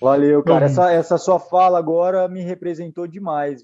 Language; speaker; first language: Portuguese; native; Portuguese